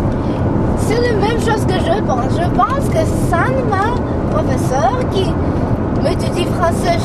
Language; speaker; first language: French; non-native, learner; Georgian